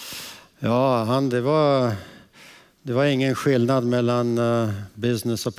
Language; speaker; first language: Swedish; early bilingual, heritage; Swedish